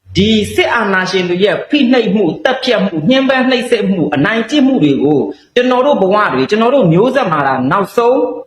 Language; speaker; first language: Burmese; native; Burmese